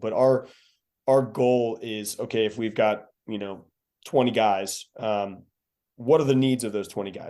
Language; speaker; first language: English; native; English